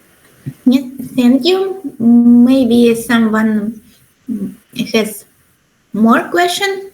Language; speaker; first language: English; non-native, learner; Ukrainian